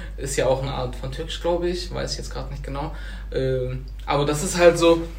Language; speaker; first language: German; early bilingual, other home language; Arabic